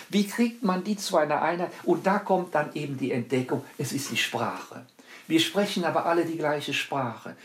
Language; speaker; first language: German; native; German